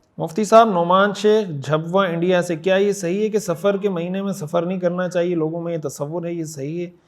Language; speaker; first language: Urdu; native; Urdu